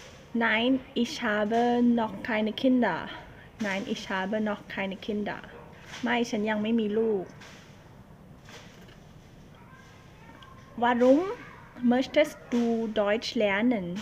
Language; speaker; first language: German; non-native, learner; Thai